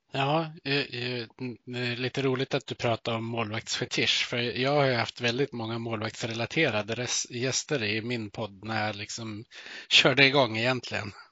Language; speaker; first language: Swedish; native; Swedish